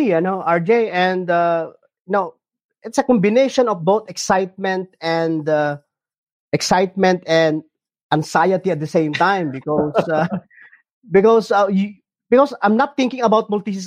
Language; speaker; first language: English; non-native, local second language; Iloko